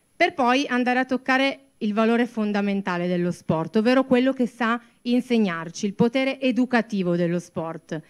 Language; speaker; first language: Italian; native; Italian